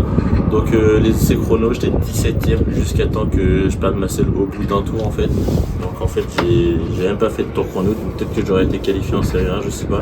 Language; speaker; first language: French; native; French